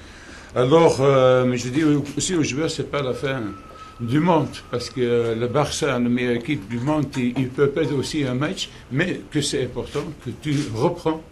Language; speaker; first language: French; non-native, local second language; Dutch